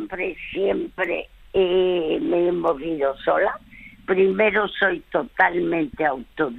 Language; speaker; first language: Spanish; early bilingual, other home language; French